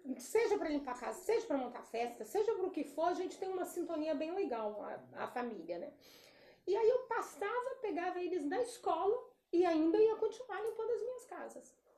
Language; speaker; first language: Portuguese; native; Portuguese